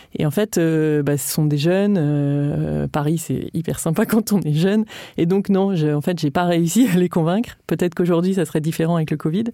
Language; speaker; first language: French; native; French